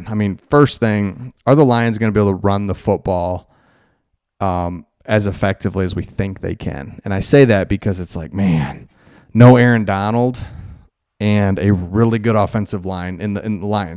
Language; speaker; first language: English; native; English